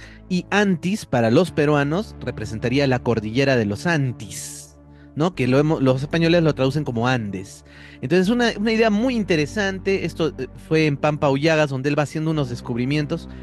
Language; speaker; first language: Spanish; native; Spanish